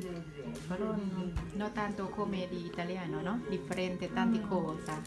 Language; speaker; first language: Italian; non-native, learner; Thai